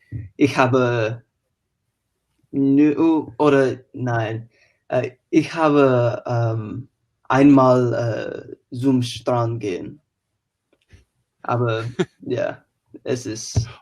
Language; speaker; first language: German; non-native, learner; English